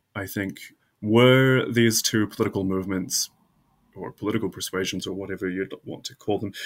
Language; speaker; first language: English; native; English